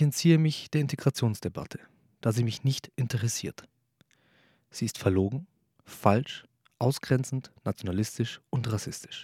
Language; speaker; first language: German; early bilingual, other home language; Turkish